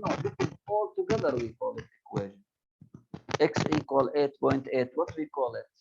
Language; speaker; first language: English; non-native, local second language; Arabic